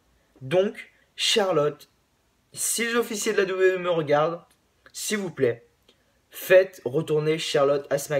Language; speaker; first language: French; native; French